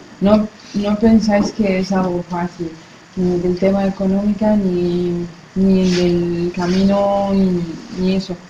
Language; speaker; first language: Spanish; non-native, learner; Arabic